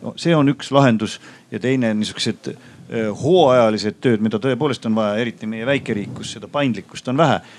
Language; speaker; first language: Estonian; native; Estonian